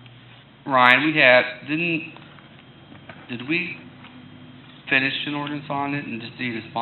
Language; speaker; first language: English; native; English